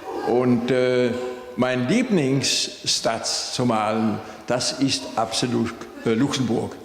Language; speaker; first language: German; non-native, fluent; Danish